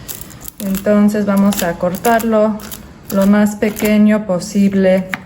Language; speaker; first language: Spanish; non-native, fluent; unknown